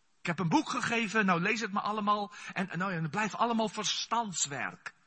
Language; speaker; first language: Dutch; non-native, fluent; Afrikaans